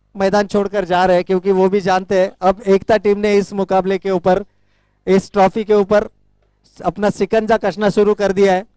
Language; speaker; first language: Hindi; non-native, local second language; Marathi